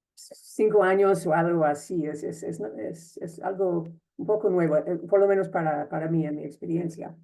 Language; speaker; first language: Spanish; non-native, fluent; English